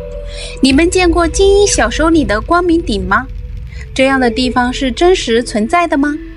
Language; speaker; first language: Chinese; native; Chinese